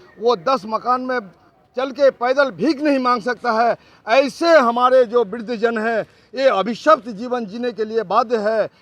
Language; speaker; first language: Hindi; native; Hindi